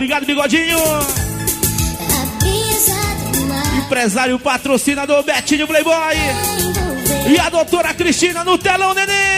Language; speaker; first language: Portuguese; native; Portuguese